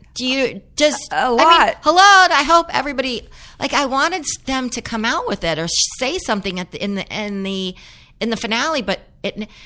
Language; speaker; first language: English; native; English